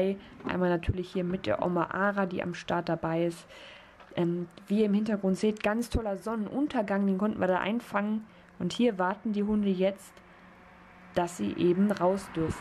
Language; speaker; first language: German; native; German